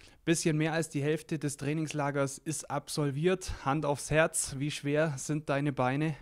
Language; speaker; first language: German; native; German